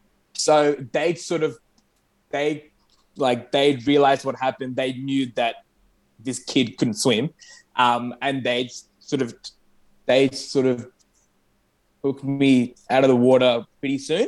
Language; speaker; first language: English; non-native, local second language; Arabic